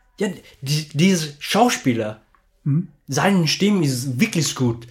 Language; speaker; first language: German; non-native, learner; Vietnamese